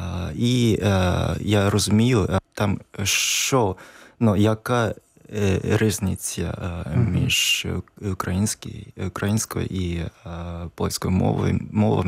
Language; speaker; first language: Ukrainian; non-native, learner; Japanese